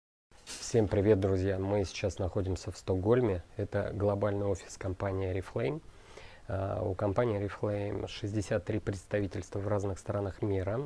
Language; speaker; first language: Russian; native; Russian